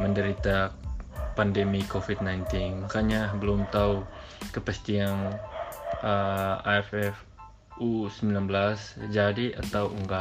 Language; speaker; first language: Indonesian; non-native, local second language; Tetum